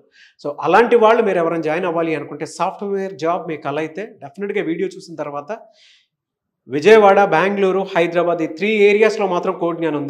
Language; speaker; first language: Telugu; native; Telugu